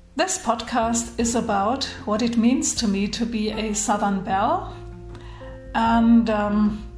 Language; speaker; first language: English; non-native, fluent; German